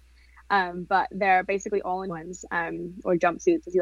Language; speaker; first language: English; native; English